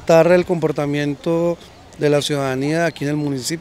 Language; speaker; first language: Spanish; native; Spanish